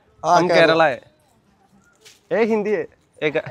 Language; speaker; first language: Hindi; non-native, local second language; Malayalam